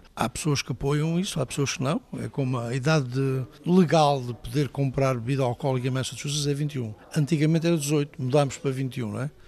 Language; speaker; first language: Portuguese; native; Portuguese